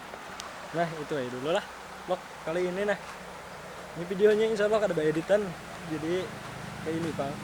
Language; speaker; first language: Indonesian; non-native, local second language; Banjar